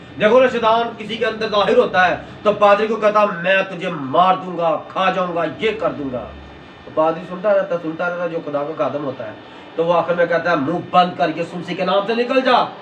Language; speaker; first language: Urdu; non-native, local second language; Punjabi